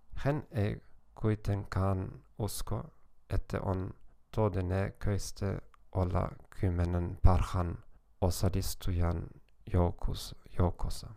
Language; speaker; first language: Finnish; non-native, learner; German